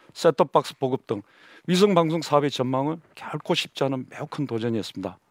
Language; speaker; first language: Korean; native; Korean